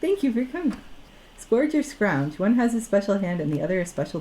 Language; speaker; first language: English; native; English